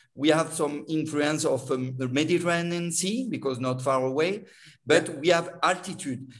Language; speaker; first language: English; non-native, learner; French